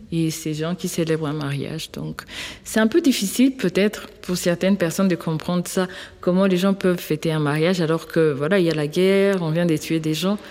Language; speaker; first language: French; non-native, local second language; Swahili